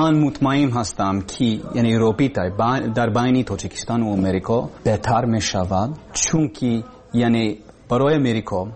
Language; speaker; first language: Persian; non-native, learner; English